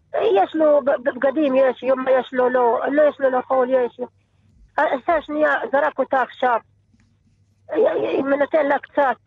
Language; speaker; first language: Hebrew; non-native, learner; Arabic